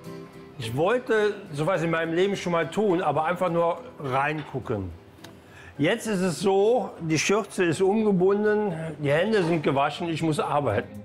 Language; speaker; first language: German; native; German